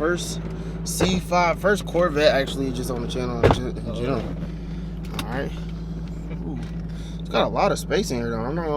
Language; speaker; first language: English; native; English